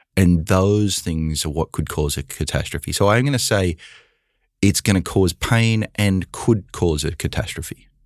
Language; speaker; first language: English; native; English